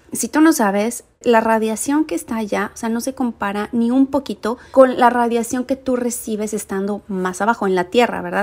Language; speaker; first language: Spanish; native; Spanish